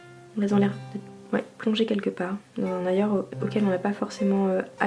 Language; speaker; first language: French; native; French